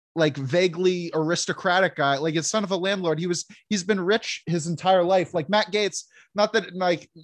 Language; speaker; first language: English; native; English